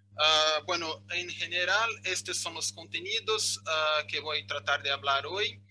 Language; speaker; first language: Spanish; non-native, fluent; Portuguese